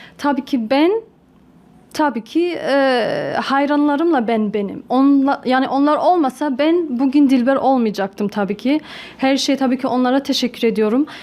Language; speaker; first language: Turkish; early bilingual, heritage; Turkish